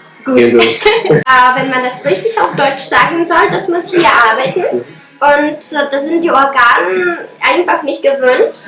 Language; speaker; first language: German; non-native, fluent; Russian